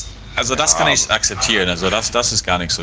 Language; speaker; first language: German; non-native, fluent; English